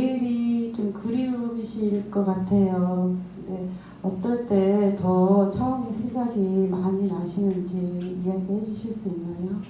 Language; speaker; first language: Korean; native; Korean